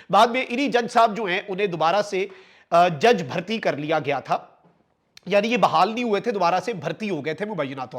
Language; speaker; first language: Urdu; native; Urdu